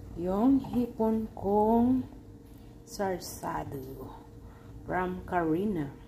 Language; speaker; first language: Filipino; non-native, local second language; Cebuano